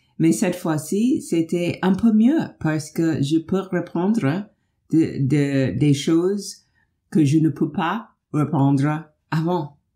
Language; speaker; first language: French; non-native, learner; English